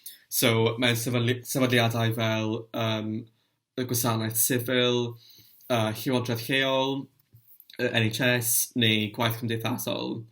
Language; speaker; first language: Welsh; non-native, local second language; English